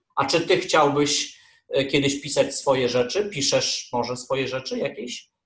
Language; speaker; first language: Polish; native; Polish